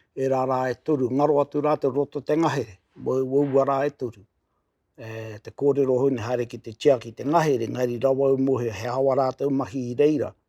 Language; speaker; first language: Māori; native; Māori